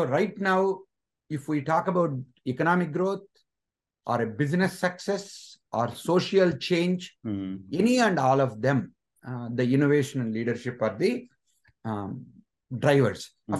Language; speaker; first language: English; non-native, local second language; Telugu